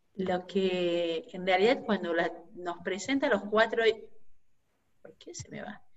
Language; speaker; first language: Spanish; non-native, fluent; Hebrew